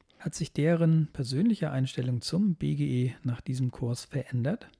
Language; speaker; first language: German; native; German